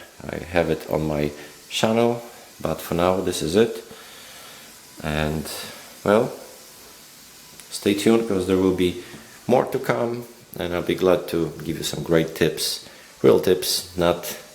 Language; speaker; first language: English; non-native, fluent; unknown